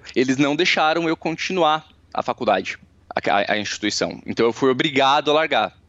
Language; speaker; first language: Portuguese; native; Portuguese